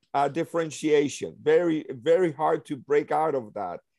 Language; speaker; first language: English; early bilingual, other home language; Spanish